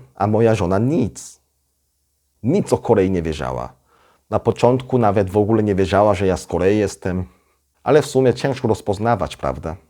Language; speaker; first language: Polish; non-native, fluent; Korean